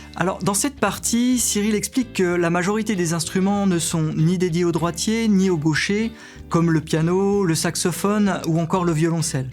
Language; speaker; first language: French; native; French